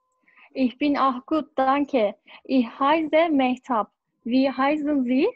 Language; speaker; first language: German; non-native, learner; Turkish